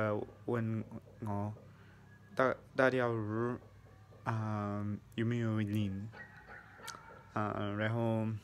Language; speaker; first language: Chinese; non-native, fluent; English